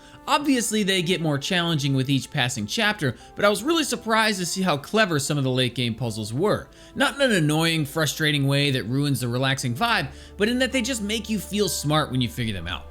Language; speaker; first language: English; native; English